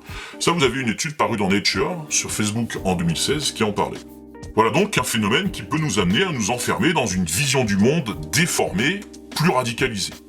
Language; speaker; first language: French; native; French